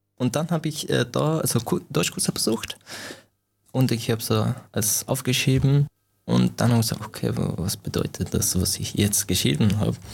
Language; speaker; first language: German; non-native, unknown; Persian